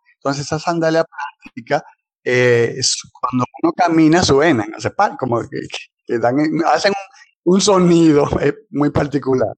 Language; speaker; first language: Spanish; native; Spanish